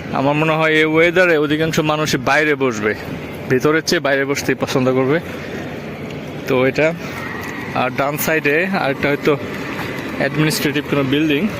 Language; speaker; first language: Bangla; native; Bangla